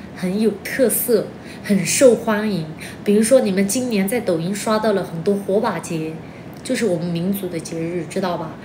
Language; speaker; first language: Chinese; non-native, local second language; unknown